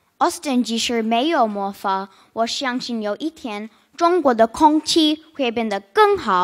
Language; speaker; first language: Chinese; non-native, learner; English